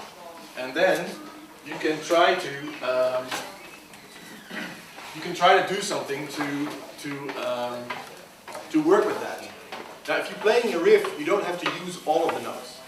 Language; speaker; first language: English; non-native, fluent; Dutch